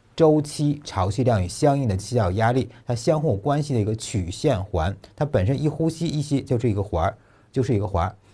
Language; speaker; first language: Chinese; native; Chinese